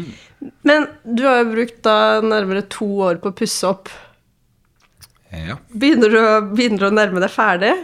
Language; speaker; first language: Norwegian; native; Norwegian